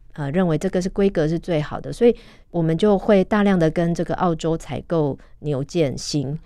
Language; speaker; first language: Chinese; native; Chinese